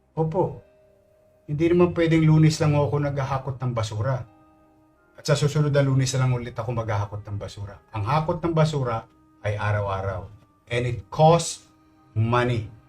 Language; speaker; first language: Filipino; native; Filipino